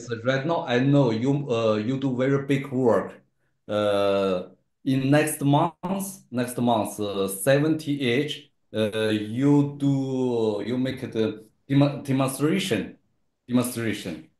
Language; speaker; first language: English; non-native, learner; Chinese